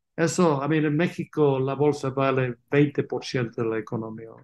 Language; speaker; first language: Spanish; non-native, fluent; English